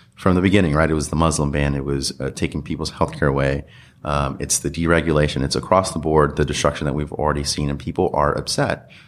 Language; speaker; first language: English; native; English